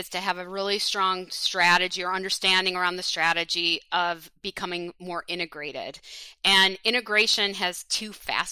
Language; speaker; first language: English; native; English